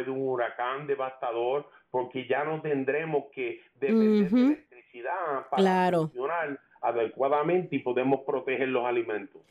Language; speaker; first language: Spanish; early bilingual, heritage; Spanish